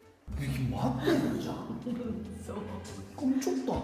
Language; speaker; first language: Korean; native; Korean